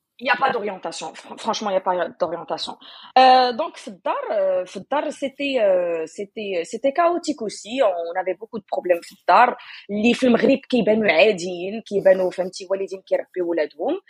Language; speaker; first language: French; non-native, local second language; Arabic